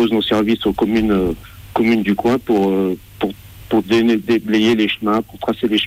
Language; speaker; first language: French; native; French